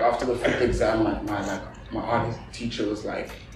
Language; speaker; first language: English; non-native, local second language; Afrikaans